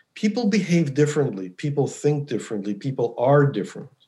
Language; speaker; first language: English; native; English